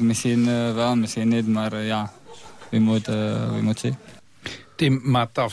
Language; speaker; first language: Dutch; non-native, learner; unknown